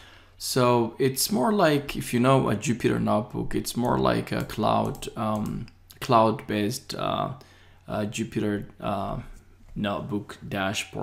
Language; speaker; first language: English; non-native, fluent; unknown